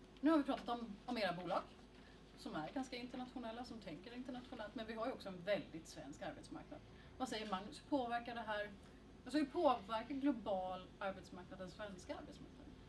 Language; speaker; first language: Swedish; native; Swedish